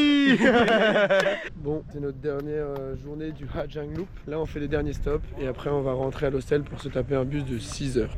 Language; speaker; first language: French; native; French